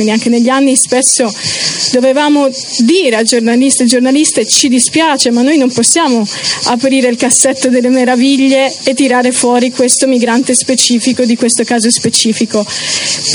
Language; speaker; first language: Italian; early bilingual, other home language; Romanian